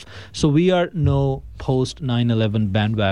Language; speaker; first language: English; non-native, local second language; Urdu